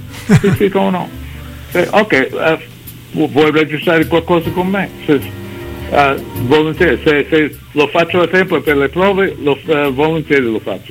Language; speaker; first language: Italian; early bilingual, heritage; English